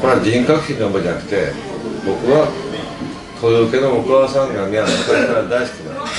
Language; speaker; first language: Japanese; native; Japanese